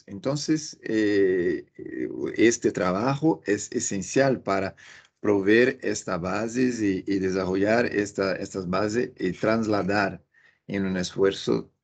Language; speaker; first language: Spanish; non-native, fluent; Portuguese